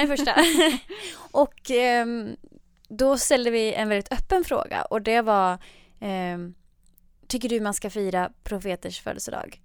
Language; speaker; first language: Swedish; native; Swedish